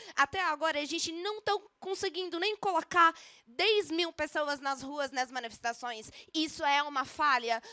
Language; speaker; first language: Portuguese; non-native, fluent; Arabic